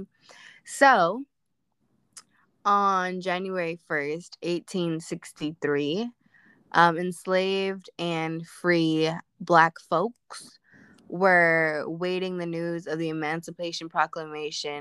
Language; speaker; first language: English; native; English